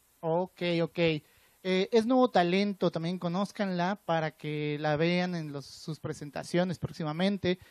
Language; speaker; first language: Spanish; native; Spanish